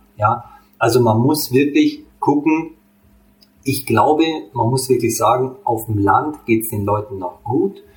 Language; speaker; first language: German; early bilingual, other home language; Hungarian